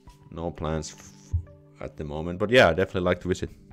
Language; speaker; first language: English; non-native, fluent; Finnish